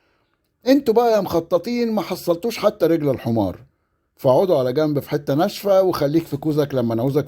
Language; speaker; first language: Arabic; native; Arabic